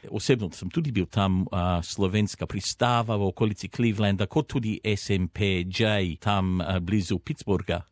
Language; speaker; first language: Slovenian; early bilingual, heritage; Slovenian